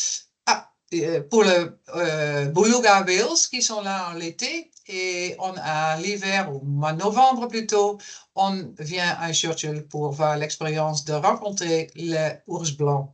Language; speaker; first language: French; non-native, fluent; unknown